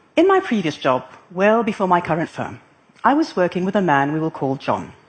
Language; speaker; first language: English; non-native, fluent; Arabic